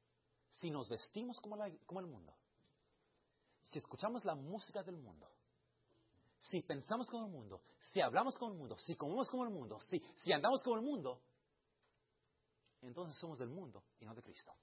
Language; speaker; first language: Spanish; early bilingual, heritage; Spanish